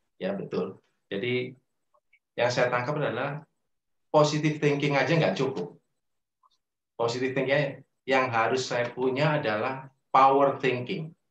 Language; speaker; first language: Indonesian; native; Indonesian